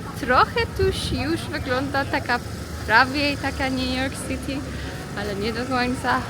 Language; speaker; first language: Polish; non-native, learner; Persian